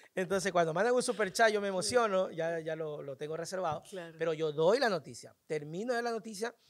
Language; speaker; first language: Spanish; native; Spanish